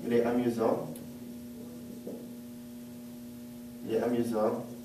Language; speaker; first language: French; non-native, fluent; English